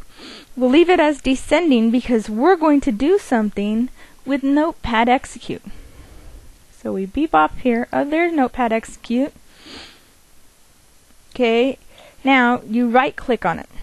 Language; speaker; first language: English; native; English